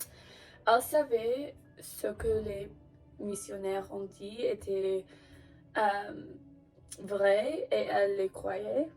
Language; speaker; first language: French; non-native, learner; English